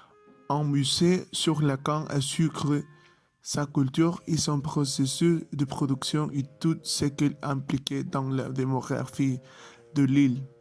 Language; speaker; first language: French; non-native, learner; Spanish